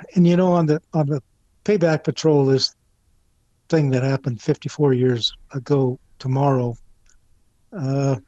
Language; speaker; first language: English; native; English